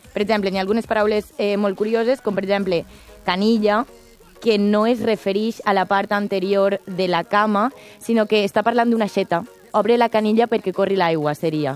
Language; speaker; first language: Catalan; native; Catalan